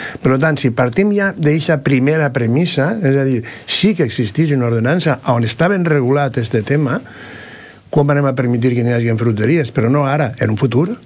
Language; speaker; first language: Catalan; native; Catalan